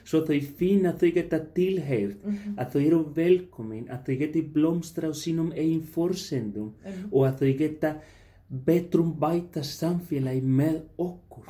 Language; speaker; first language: Icelandic; non-native, fluent; Spanish